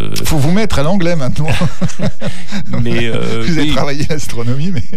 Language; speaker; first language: French; native; French